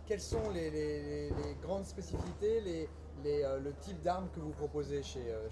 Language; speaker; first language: French; native; French